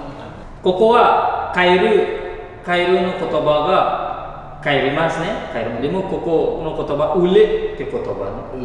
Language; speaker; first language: Japanese; non-native, learner; Indonesian